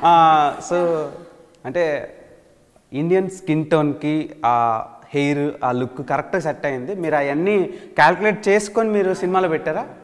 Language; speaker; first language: Telugu; native; Telugu